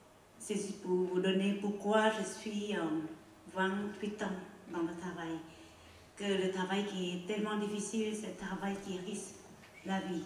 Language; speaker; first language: French; non-native, learner; Khmer